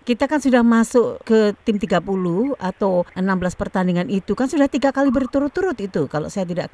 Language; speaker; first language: Indonesian; native; Indonesian